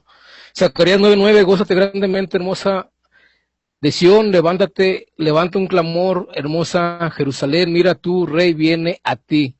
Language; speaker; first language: Spanish; native; Spanish